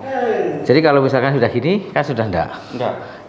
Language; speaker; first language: Indonesian; native; Indonesian